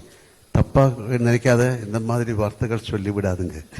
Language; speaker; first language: Tamil; non-native, learner; Malayalam